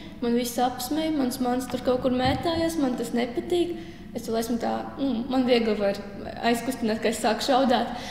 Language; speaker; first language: Latvian; non-native, local second language; Russian